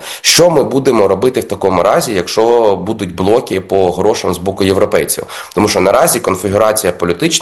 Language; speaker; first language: Ukrainian; native; Ukrainian